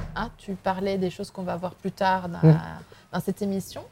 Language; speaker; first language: French; non-native, fluent; Spanish